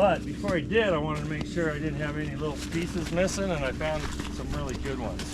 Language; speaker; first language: English; native; English